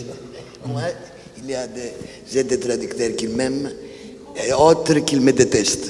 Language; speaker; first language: French; non-native, fluent; Greek